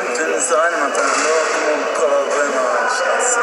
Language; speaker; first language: Hebrew; non-native, fluent; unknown